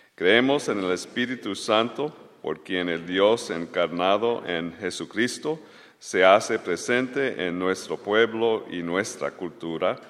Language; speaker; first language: Spanish; native; Spanish